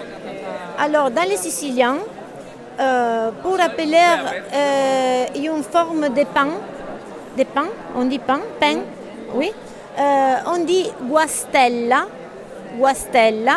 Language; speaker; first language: French; non-native, fluent; Italian